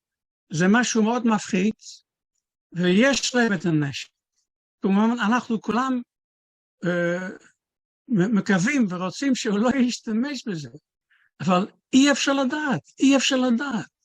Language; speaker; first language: Hebrew; non-native, fluent; Dutch